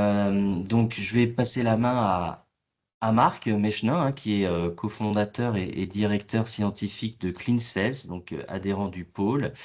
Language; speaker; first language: French; native; French